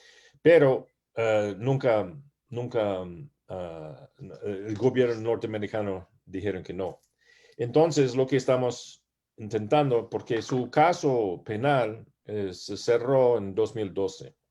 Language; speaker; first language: Spanish; non-native, learner; English